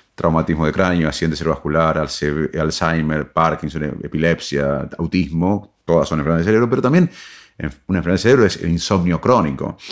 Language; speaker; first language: Spanish; native; Spanish